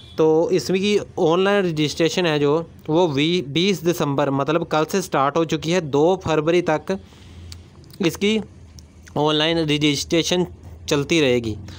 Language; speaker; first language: Hindi; non-native, local second language; Punjabi